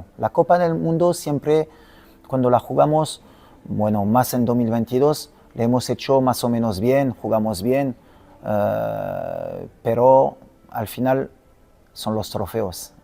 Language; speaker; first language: Spanish; non-native, fluent; French